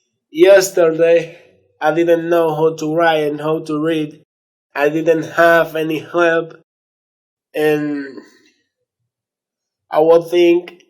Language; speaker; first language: English; non-native, learner; Spanish